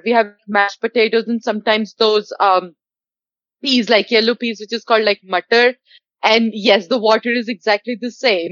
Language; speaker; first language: English; non-native, local second language; Hindi